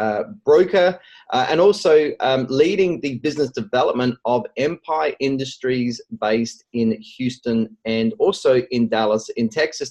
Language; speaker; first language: English; native; English